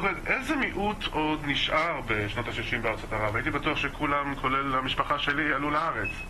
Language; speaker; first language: Hebrew; native; Hebrew